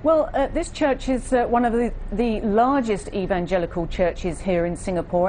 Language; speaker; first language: English; native; English